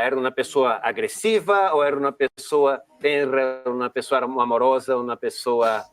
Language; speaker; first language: Spanish; non-native, learner; Portuguese